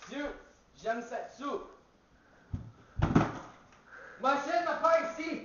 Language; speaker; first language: French; non-native, learner; English